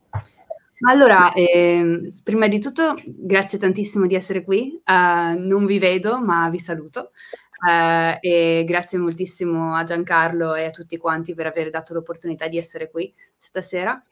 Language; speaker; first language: Italian; native; Italian